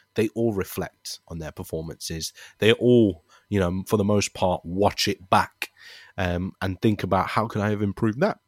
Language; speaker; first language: English; native; English